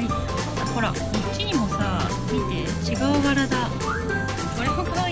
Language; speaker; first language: Japanese; native; Japanese